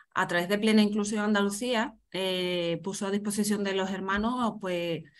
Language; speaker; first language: Spanish; native; Spanish